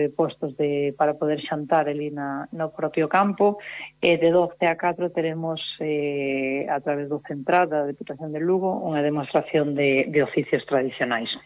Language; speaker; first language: Galician; native; Galician